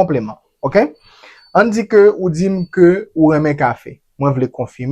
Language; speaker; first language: French; non-native, learner; Haitian Creole